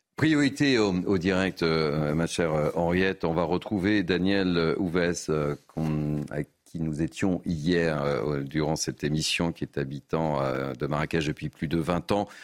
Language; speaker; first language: French; native; French